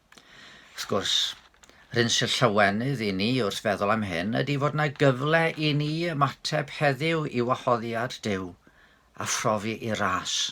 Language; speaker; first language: Welsh; native; Welsh